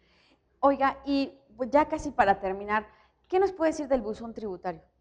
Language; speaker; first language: Spanish; native; Spanish